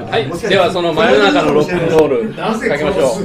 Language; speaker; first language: Japanese; native; Japanese